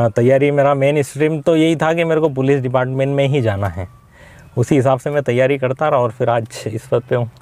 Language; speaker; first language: Hindi; native; Hindi